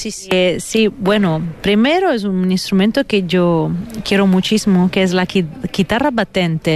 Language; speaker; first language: Spanish; non-native, fluent; Italian